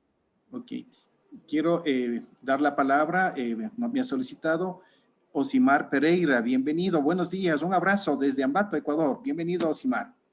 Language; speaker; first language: Spanish; native; Spanish